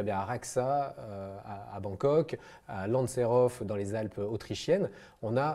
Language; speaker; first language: French; native; French